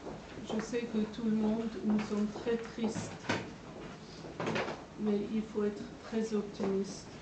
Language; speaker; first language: French; non-native, fluent; Persian